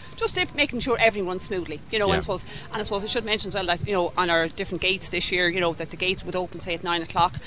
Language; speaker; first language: English; native; English